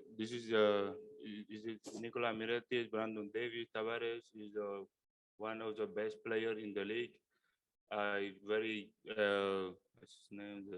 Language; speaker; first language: English; non-native, learner; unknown